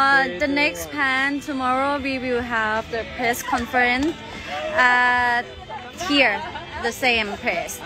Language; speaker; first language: English; non-native, learner; Thai